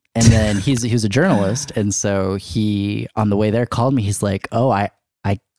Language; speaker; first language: English; native; English